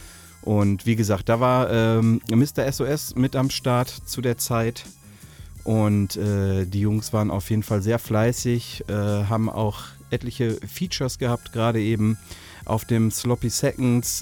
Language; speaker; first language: German; native; German